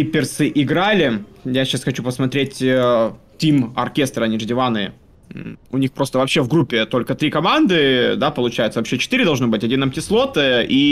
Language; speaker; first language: Russian; native; Russian